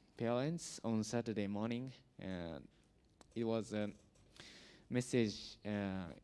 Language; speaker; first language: English; non-native, learner; Japanese